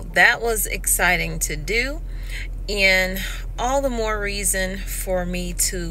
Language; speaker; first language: English; native; English